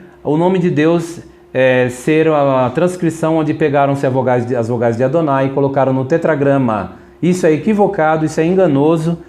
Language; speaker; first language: Portuguese; native; Portuguese